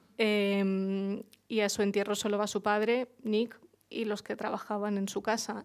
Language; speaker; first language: Spanish; early bilingual, other home language; Russian